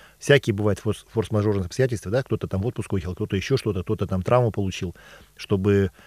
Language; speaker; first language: Russian; native; Russian